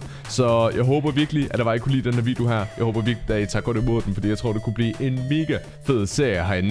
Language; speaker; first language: Danish; native; Danish